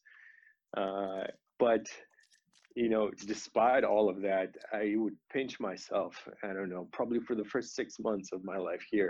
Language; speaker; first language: English; non-native, fluent; Romanian